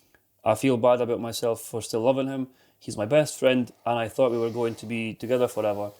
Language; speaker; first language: English; native; English